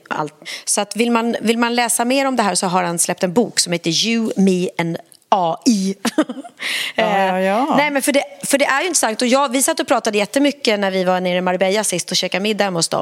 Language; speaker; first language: Swedish; native; Swedish